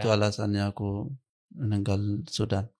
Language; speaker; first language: Indonesian; non-native, learner; Arabic